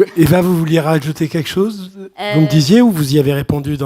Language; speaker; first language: French; native; French